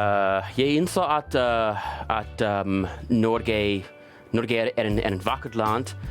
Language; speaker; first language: Norwegian; non-native, learner; English